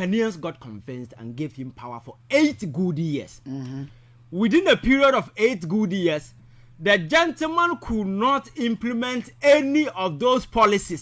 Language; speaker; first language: English; non-native, local second language; Akan